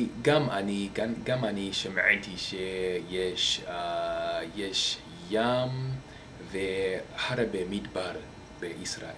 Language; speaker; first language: Hebrew; non-native, learner; English